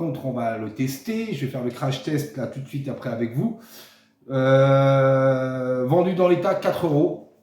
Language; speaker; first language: French; native; French